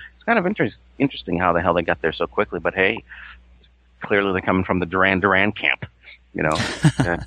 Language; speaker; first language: English; native; English